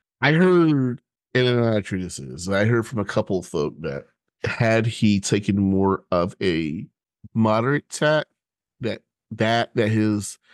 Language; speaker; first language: English; native; English